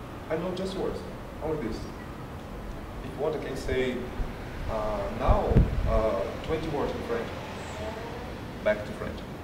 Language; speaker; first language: English; non-native, fluent; Portuguese